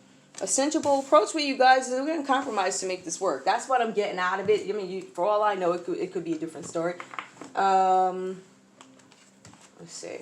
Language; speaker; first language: English; native; English